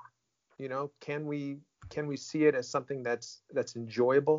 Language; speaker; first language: English; native; English